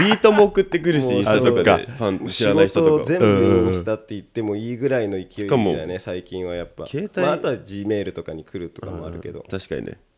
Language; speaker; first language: Japanese; native; Japanese